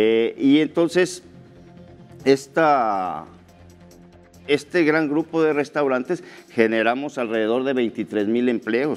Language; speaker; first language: Spanish; native; Spanish